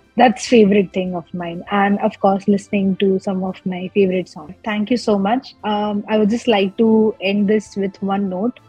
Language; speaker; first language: English; non-native, local second language; Gujarati